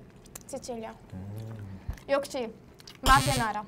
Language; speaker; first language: Korean; non-native, learner; Italian